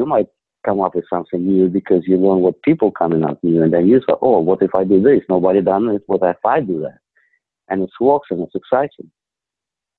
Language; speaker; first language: English; non-native, fluent; Ukrainian